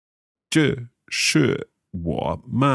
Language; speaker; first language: Chinese; non-native, learner; English